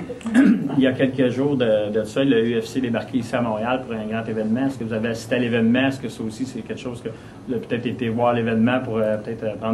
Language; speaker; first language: French; native; French